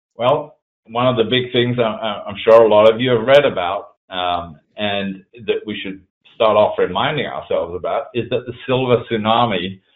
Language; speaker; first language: English; native; English